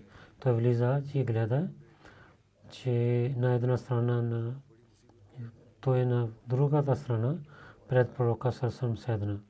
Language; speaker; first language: Bulgarian; non-native, learner; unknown